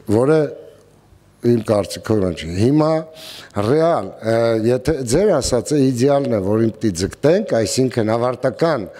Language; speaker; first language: Armenian; native; Armenian